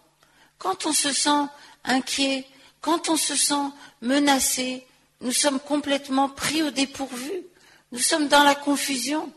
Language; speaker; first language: French; native; French